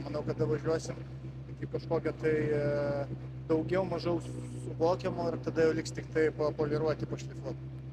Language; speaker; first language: Lithuanian; native; Lithuanian